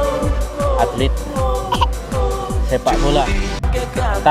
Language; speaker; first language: Indonesian; native; Indonesian